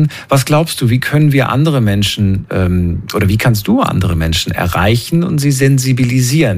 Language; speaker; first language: German; native; German